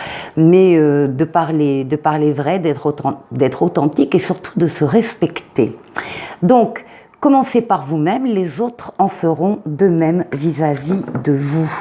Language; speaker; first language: French; native; French